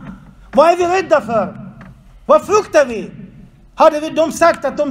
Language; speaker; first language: Swedish; non-native, fluent; Arabic